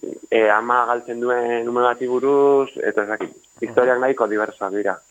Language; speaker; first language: Basque; native; Basque